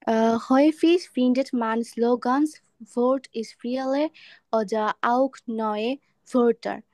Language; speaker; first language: German; non-native, learner; Bangla